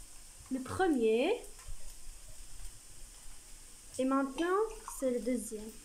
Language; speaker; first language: French; non-native, learner; Arabic